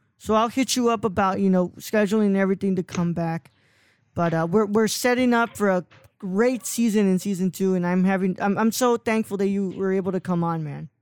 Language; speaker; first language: English; native; English